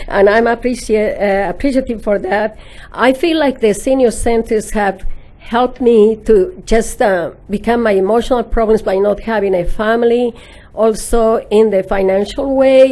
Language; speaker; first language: English; non-native, fluent; Spanish